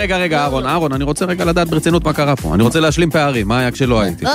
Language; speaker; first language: Hebrew; native; Hebrew